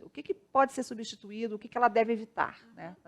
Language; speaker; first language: Portuguese; native; Portuguese